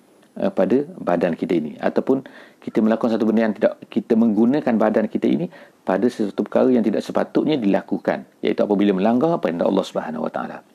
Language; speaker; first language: Malay; native; Malay